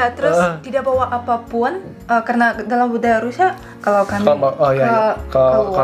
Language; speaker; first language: Indonesian; non-native, fluent; Russian